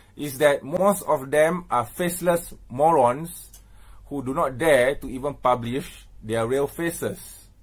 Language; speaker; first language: English; non-native, local second language; Malay